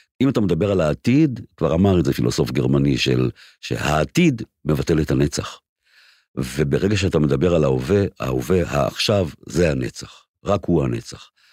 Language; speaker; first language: Hebrew; native; Hebrew